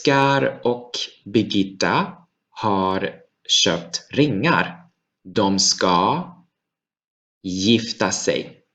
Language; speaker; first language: Swedish; non-native, fluent; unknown